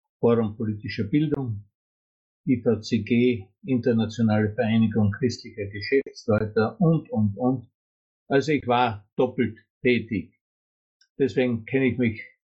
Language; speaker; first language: German; native; German